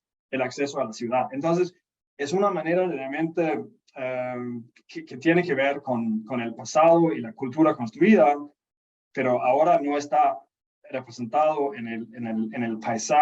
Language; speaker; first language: Spanish; non-native, fluent; Danish